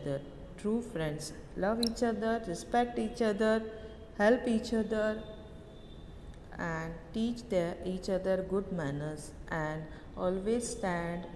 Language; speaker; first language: English; non-native, local second language; Hindi